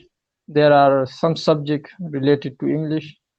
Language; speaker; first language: English; non-native, learner; Pashto